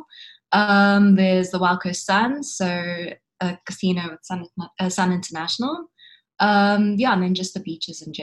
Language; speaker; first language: English; native; English